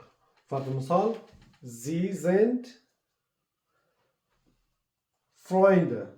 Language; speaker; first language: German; non-native, learner; Persian